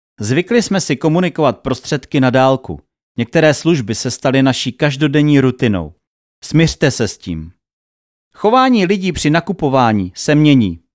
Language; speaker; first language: Czech; native; Czech